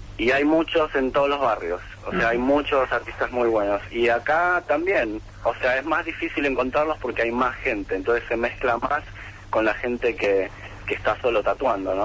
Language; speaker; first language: Spanish; native; Spanish